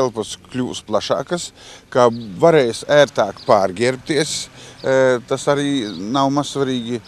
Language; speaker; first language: Latvian; native; Latvian